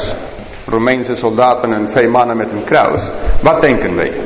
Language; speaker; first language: Dutch; non-native, fluent; English